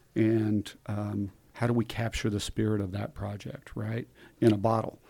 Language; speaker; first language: English; native; English